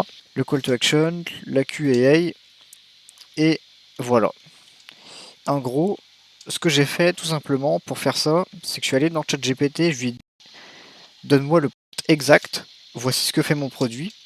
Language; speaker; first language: French; native; French